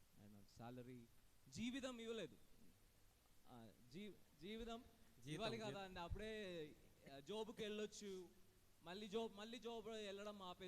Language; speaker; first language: Telugu; non-native, fluent; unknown